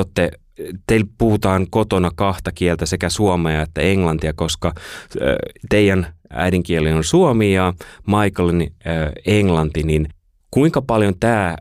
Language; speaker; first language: Finnish; native; Finnish